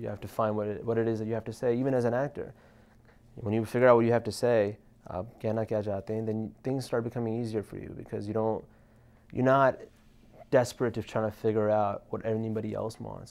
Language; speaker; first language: English; early bilingual, other home language; Urdu